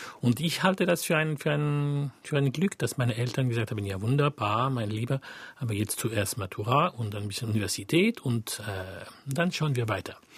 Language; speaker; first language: German; non-native, fluent; French